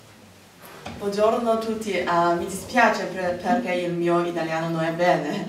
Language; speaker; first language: Italian; non-native, learner; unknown